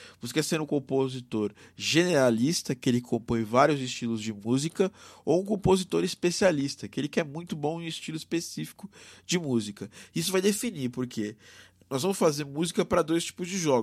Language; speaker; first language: Portuguese; native; Portuguese